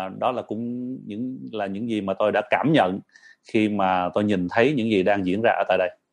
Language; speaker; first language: Vietnamese; early bilingual, heritage; Vietnamese